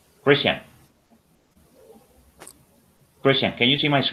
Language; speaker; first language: English; non-native, fluent; Spanish